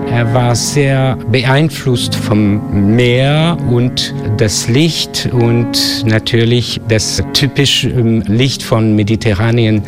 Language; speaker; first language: German; non-native, fluent; French